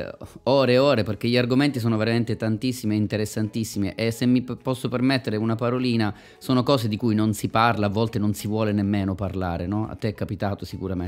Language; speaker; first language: Italian; native; Italian